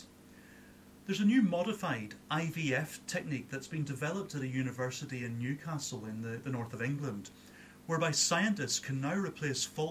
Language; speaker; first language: English; native; English